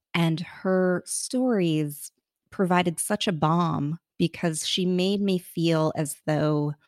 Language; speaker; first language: English; early bilingual, other home language; Hindi